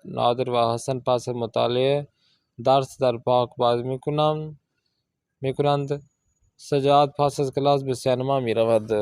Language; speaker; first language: Persian; non-native, fluent; Urdu